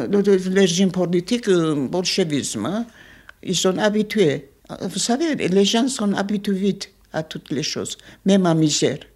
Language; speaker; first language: French; non-native, fluent; Armenian